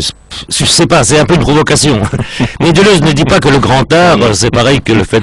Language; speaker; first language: French; native; French